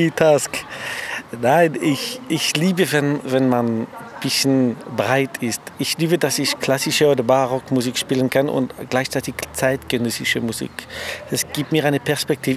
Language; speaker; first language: German; non-native, fluent; French